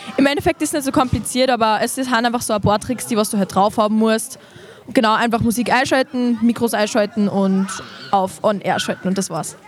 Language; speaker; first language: German; native; German